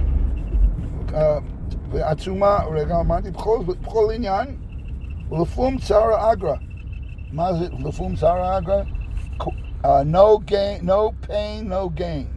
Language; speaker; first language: Hebrew; non-native, fluent; English